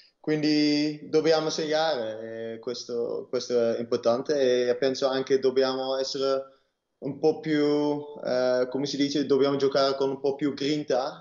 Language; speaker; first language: Italian; non-native, learner; Dutch